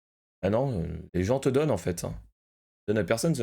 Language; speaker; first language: French; native; French